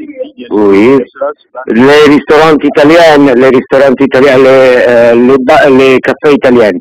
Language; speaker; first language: French; non-native, learner; Italian